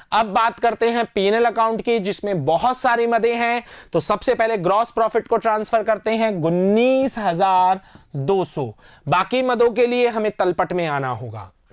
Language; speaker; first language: Hindi; native; Hindi